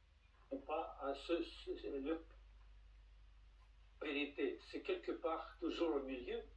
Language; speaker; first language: French; non-native, fluent; Russian